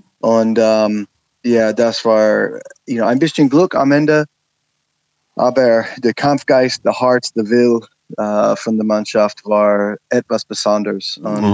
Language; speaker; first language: German; non-native, learner; English